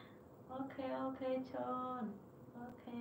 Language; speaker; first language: English; non-native, learner; Vietnamese